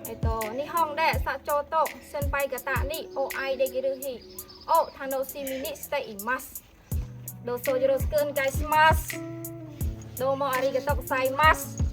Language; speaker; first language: Japanese; non-native, learner; Khmer